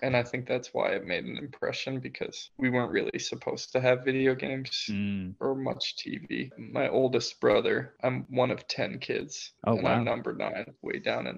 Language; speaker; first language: English; native; English